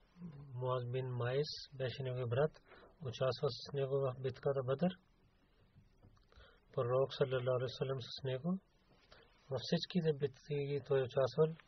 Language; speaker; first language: Bulgarian; non-native, learner; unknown